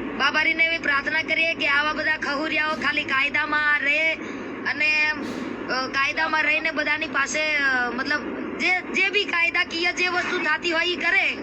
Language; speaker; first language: Gujarati; non-native, local second language; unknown